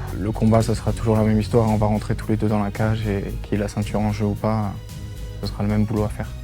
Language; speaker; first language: French; native; French